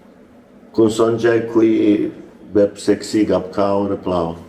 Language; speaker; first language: Thai; non-native, learner; English